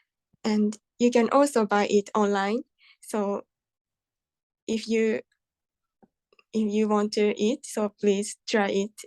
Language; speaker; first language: English; non-native, learner; Japanese